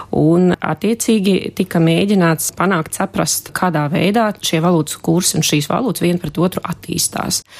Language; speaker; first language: Latvian; non-native, local second language; Russian